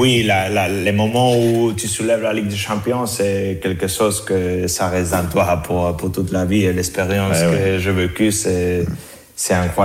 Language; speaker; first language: French; non-native, fluent; Spanish